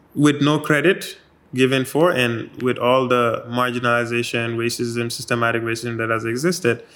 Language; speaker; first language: English; non-native, local second language; Wolof